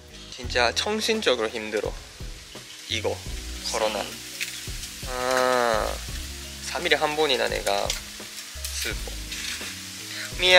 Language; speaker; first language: Korean; non-native, fluent; Japanese